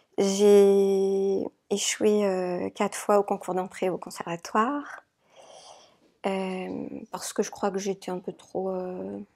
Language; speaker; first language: French; native; French